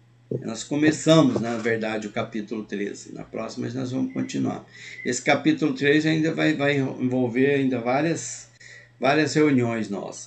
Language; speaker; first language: Portuguese; native; Portuguese